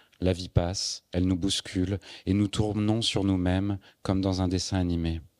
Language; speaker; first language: French; native; French